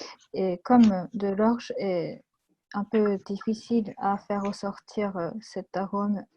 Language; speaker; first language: French; non-native, fluent; Japanese